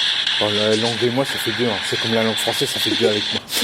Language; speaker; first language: French; native; French